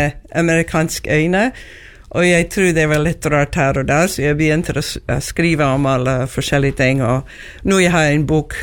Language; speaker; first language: Norwegian; non-native, learner; English